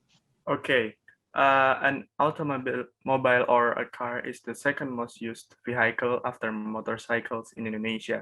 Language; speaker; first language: English; non-native, learner; Indonesian